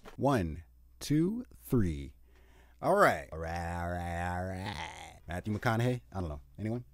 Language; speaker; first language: English; native; English